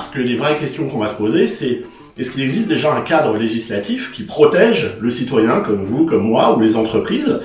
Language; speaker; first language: French; native; French